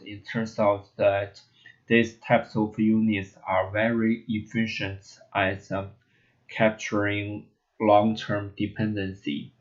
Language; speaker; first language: English; non-native, learner; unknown